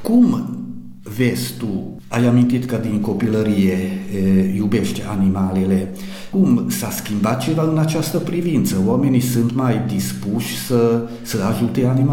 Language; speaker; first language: Romanian; early bilingual, heritage; Romanian